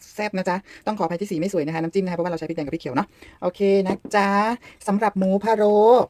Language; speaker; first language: Thai; native; Thai